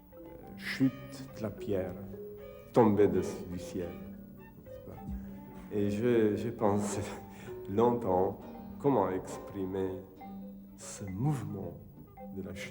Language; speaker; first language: French; non-native, fluent; Czech